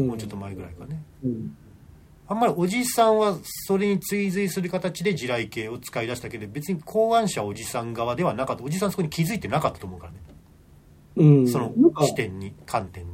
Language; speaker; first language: Japanese; native; Japanese